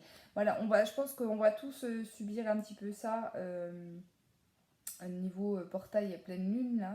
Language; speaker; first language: French; native; French